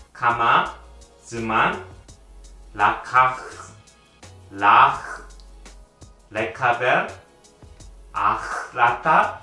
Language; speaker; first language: Hebrew; non-native, learner; Korean